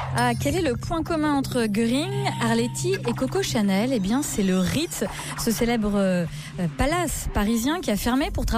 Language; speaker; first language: French; native; French